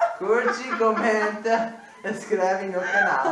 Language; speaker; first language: Portuguese; non-native, fluent; English